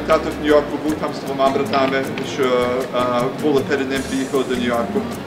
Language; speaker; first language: Ukrainian; early bilingual, heritage; Ukrainian